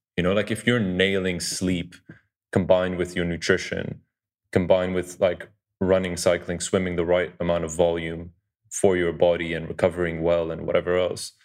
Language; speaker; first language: English; early bilingual, other home language; Dutch